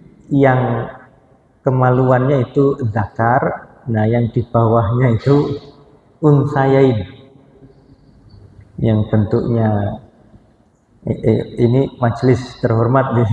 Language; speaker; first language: Indonesian; non-native, local second language; Javanese